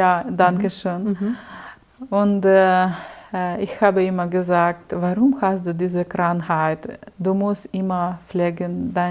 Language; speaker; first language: German; non-native, learner; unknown